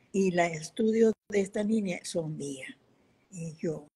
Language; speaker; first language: Spanish; early bilingual, other home language; Yiddish